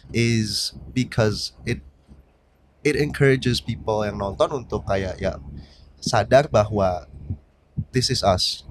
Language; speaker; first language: Indonesian; native; Indonesian